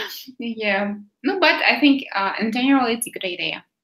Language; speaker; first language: English; non-native, fluent; Russian